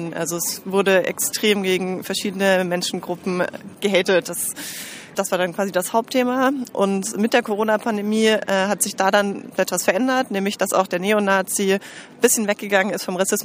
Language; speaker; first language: German; native; German